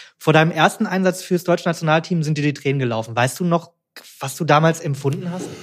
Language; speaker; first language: German; native; German